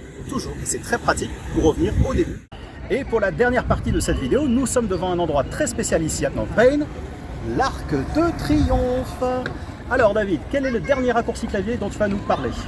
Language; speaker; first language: French; native; French